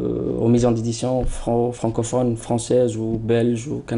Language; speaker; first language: French; non-native, local second language; Arabic